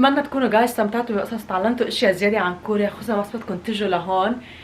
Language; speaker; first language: Arabic; native; Arabic